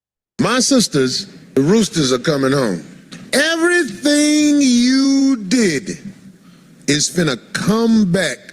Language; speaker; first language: English; native; English